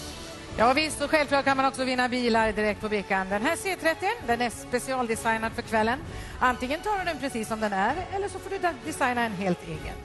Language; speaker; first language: Swedish; native; Swedish